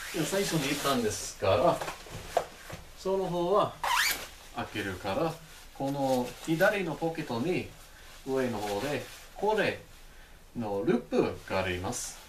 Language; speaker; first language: Japanese; non-native, fluent; English